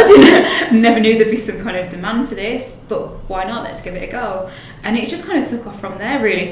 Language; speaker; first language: English; native; English